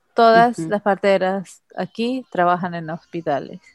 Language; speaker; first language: Spanish; early bilingual, heritage; Spanish